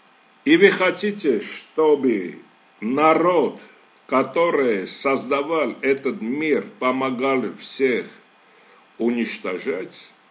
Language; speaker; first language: Russian; non-native, fluent; Armenian